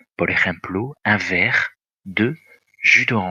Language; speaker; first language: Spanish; non-native, fluent; French